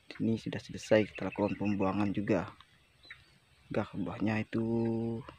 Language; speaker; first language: Indonesian; non-native, local second language; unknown